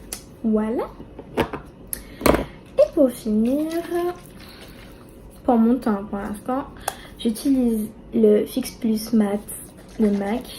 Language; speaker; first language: French; native; French